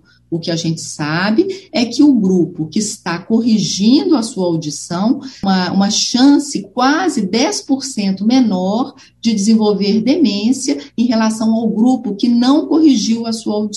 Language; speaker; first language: Portuguese; native; Portuguese